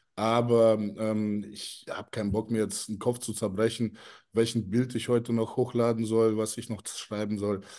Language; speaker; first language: German; early bilingual, other home language; Russian